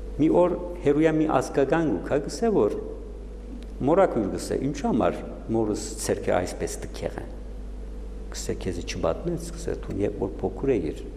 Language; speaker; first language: Armenian; native; Armenian